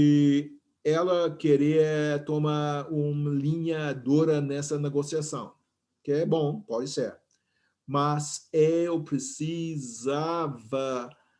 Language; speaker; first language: Portuguese; non-native, fluent; English